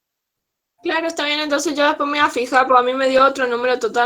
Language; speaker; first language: Spanish; native; Spanish